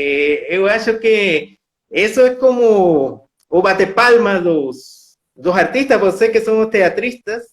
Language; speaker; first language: Portuguese; non-native, fluent; Spanish